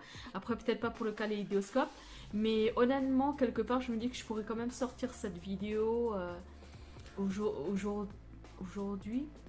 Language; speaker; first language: French; native; French